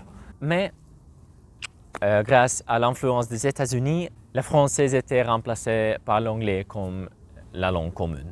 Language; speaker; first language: French; non-native, learner; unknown